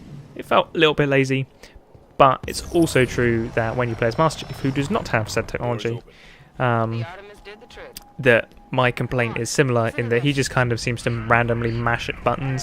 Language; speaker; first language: English; native; English